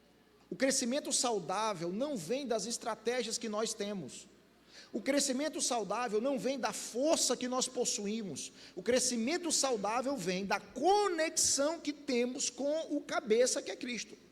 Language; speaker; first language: Portuguese; native; Portuguese